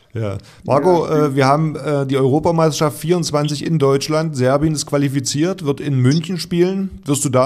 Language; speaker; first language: German; native; German